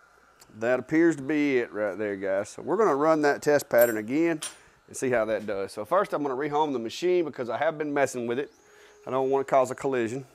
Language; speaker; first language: English; native; English